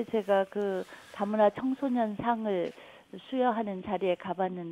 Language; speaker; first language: Korean; native; Korean